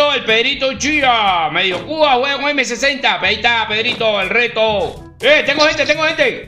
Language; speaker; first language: Spanish; native; Spanish